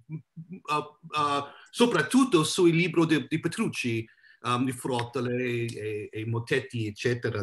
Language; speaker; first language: Italian; non-native, learner; English